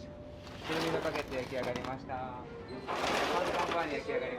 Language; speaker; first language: Japanese; native; Japanese